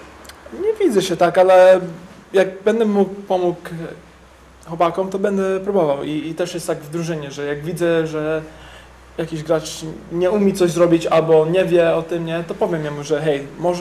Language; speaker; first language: Polish; early bilingual, heritage; English